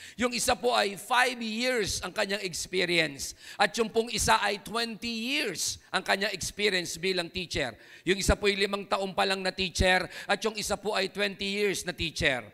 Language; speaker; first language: Filipino; native; Filipino